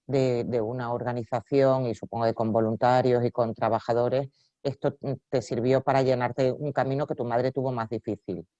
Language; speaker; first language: Spanish; native; Spanish